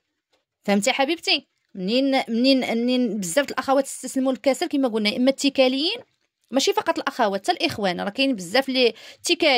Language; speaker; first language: Arabic; native; Arabic